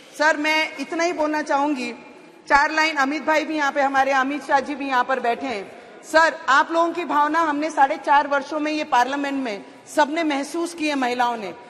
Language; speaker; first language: Hindi; native; Hindi